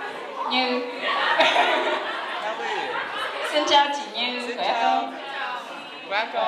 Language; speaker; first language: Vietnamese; early bilingual, heritage; Vietnamese